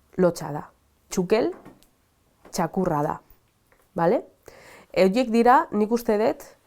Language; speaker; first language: Basque; non-native, local second language; Spanish